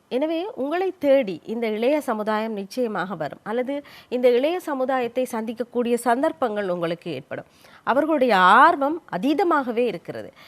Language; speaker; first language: Tamil; native; Tamil